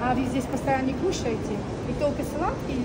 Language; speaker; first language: Russian; non-native, local second language; Armenian